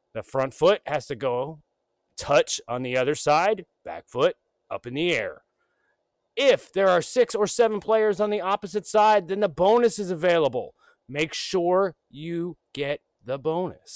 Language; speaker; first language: English; native; English